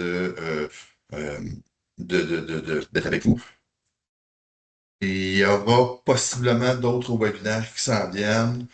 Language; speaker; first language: French; native; French